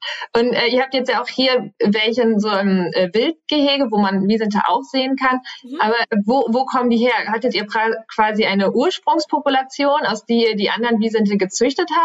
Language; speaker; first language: German; native; German